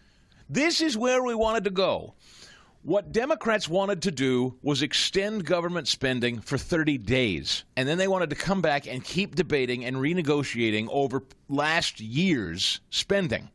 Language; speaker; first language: English; native; English